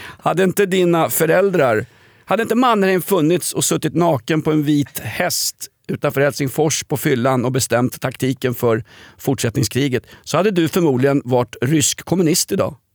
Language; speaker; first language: Swedish; native; Swedish